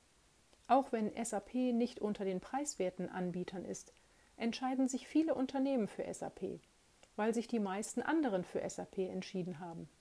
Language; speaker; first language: German; native; German